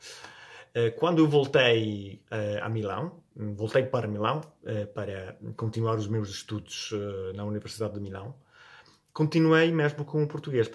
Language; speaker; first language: Portuguese; non-native, fluent; Italian